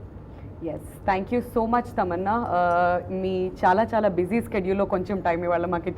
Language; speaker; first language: Telugu; native; Telugu